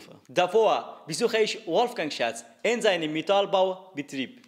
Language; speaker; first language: German; non-native, learner; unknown